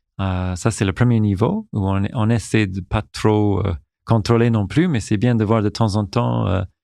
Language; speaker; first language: French; non-native, local second language; English